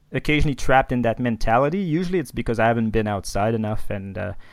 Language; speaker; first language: English; non-native, fluent; French